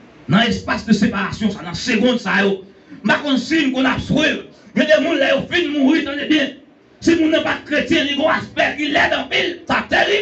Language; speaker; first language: French; non-native, learner; Haitian Creole